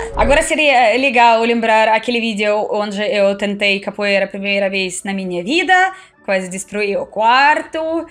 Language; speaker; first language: Portuguese; non-native, fluent; Russian